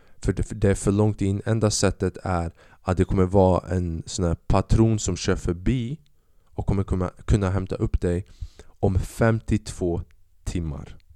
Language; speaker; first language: Swedish; early bilingual, other home language; Albanian